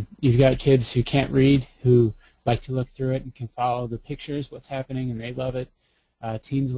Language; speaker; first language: English; native; English